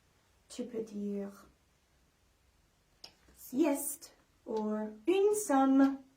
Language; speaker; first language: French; non-native, fluent; English